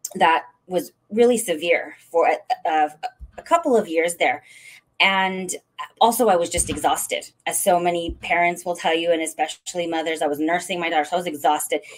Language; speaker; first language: English; native; English